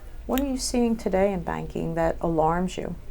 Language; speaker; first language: English; native; English